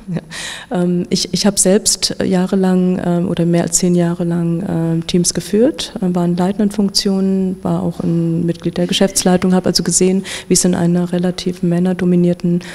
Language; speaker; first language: German; native; German